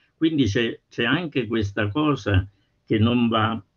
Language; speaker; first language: Italian; native; Italian